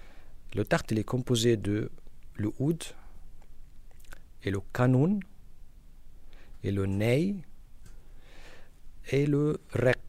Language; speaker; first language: French; non-native, learner; Arabic